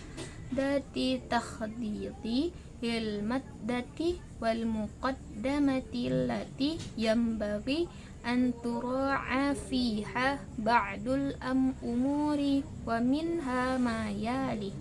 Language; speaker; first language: Arabic; non-native, learner; Indonesian